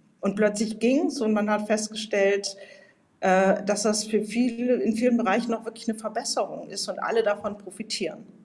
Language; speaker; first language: German; native; German